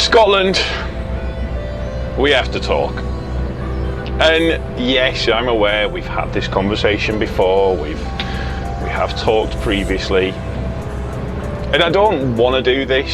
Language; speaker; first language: English; native; English